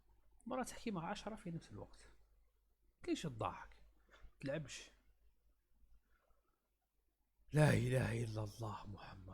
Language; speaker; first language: Arabic; native; Arabic